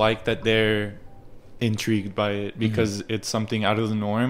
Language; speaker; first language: English; early bilingual, other home language; Spanish